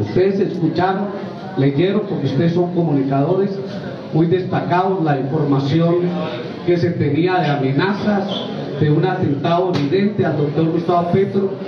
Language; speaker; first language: Spanish; native; Spanish